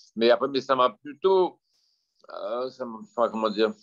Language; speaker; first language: French; native; French